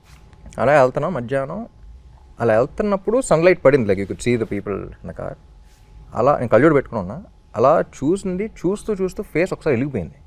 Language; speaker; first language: Telugu; native; Telugu